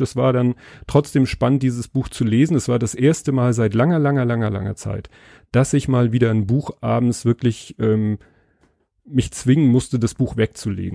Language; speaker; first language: German; native; German